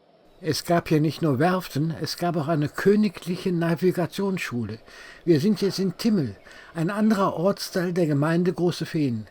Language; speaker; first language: German; native; German